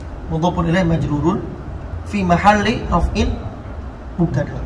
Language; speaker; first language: Arabic; non-native, fluent; Indonesian